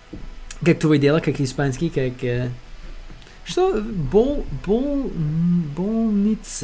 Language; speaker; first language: Russian; non-native, learner; English